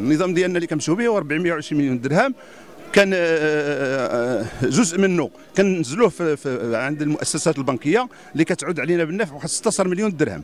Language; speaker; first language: Arabic; native; Arabic